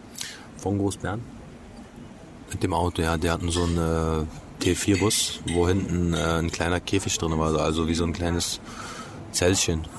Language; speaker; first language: German; early bilingual, other home language; Albanian